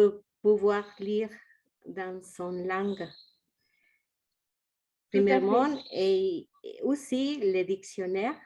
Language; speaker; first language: French; non-native, learner; Spanish